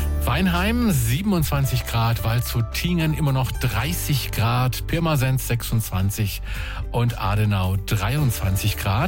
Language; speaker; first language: German; native; German